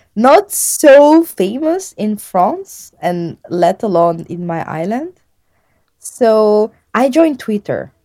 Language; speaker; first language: English; non-native, fluent; French